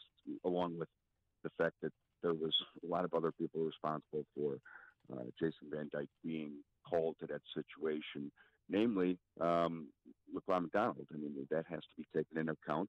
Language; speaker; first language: English; native; English